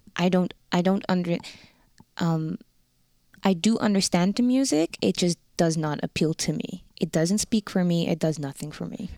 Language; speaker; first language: English; non-native, fluent; Dutch